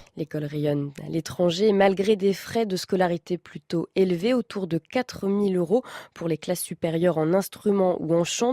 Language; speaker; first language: French; native; French